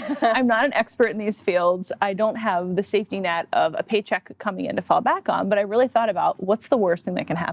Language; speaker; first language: English; native; English